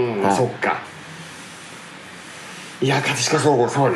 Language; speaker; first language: Japanese; native; Japanese